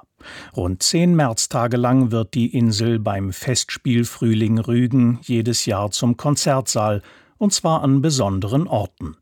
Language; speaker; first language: German; native; German